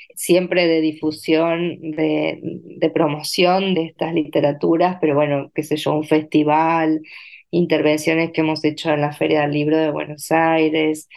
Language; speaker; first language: Spanish; native; Spanish